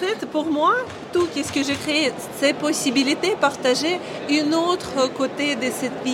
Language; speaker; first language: French; non-native, learner; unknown